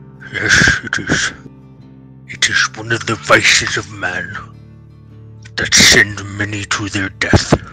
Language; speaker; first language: English; native; English